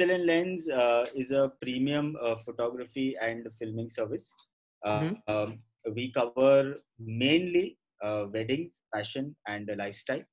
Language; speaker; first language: English; non-native, local second language; Gujarati